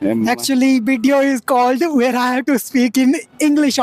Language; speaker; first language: English; non-native, learner; Hindi